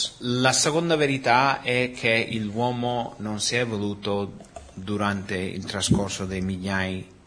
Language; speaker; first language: Italian; non-native, fluent; Spanish